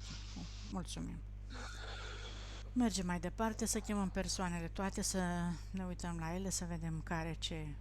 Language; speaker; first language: Romanian; native; Romanian